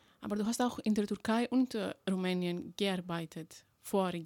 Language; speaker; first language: German; non-native, fluent; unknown